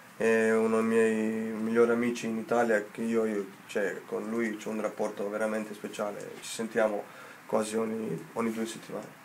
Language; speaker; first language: Italian; non-native, fluent; Slovenian